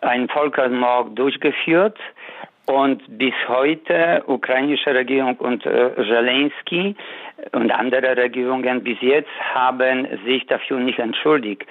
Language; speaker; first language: German; non-native, fluent; Polish